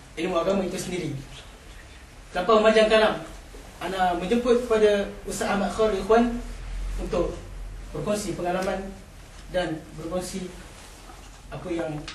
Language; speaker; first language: Malay; native; Malay